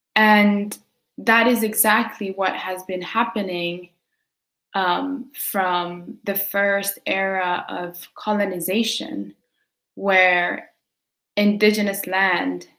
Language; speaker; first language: English; early bilingual, other home language; Quechua